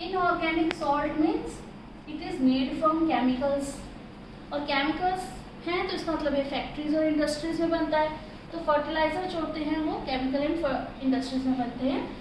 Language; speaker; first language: Hindi; native; Hindi